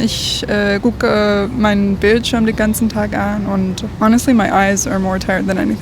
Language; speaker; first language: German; non-native, fluent; English